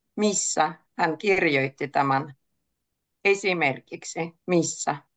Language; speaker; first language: Finnish; native; Finnish